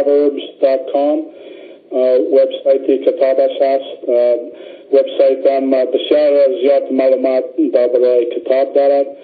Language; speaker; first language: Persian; non-native, learner; English